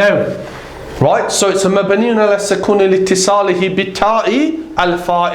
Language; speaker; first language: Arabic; non-native, fluent; English